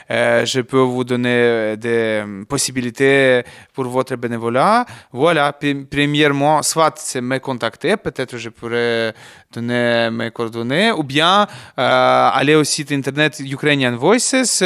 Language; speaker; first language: French; non-native, learner; Ukrainian